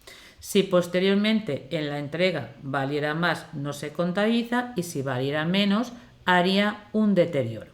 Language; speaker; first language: Spanish; native; Spanish